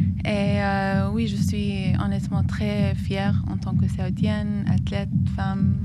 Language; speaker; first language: French; non-native, fluent; Arabic